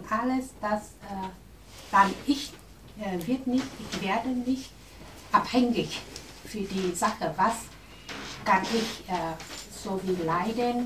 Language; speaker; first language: German; non-native, learner; Vietnamese